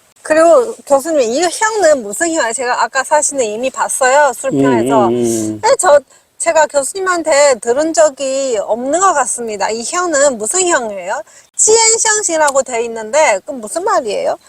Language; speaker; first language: Korean; non-native, fluent; Chinese